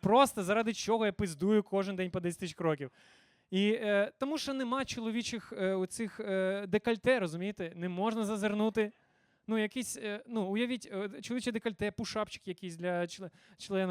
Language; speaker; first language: Ukrainian; native; Ukrainian